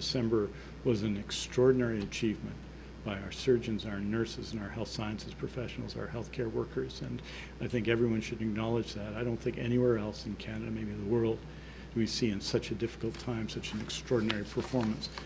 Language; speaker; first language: English; native; English